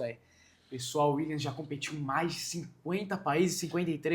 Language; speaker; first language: Portuguese; native; Portuguese